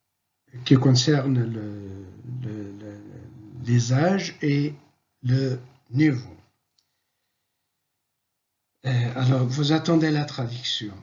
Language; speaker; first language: French; non-native, fluent; Arabic